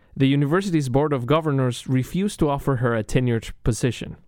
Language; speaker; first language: English; non-native, fluent; Spanish